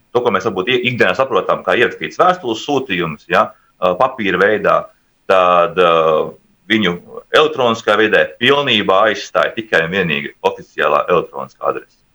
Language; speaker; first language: Latvian; native; Latvian